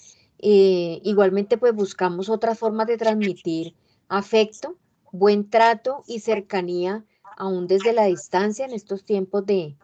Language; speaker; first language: Spanish; native; Spanish